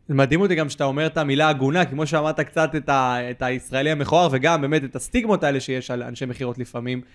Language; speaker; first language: Hebrew; native; Hebrew